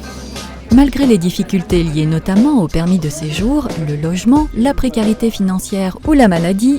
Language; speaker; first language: French; native; French